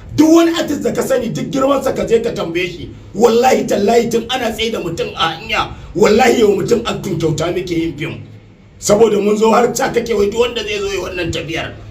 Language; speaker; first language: Hausa; native; Hausa